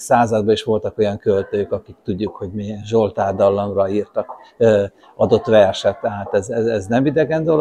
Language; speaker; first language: Hungarian; native; Hungarian